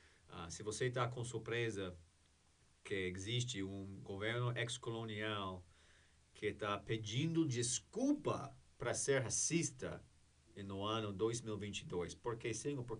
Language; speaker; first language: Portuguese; non-native, learner; English